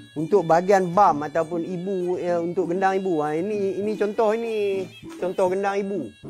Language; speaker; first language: Malay; native; Malay